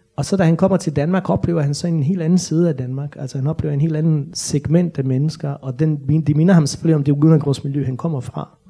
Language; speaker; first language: Danish; non-native, fluent; Bosnian